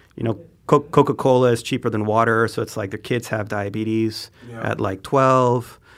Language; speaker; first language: English; non-native, fluent; Spanish